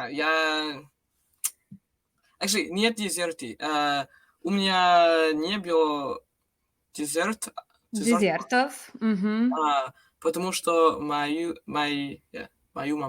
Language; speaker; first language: Russian; non-native, learner; English